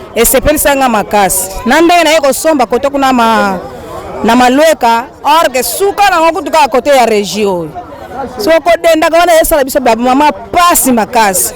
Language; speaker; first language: Lingala; native; Lingala